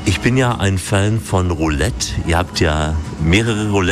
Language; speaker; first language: German; native; German